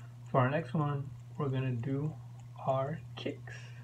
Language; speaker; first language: English; early bilingual, other home language; Spanish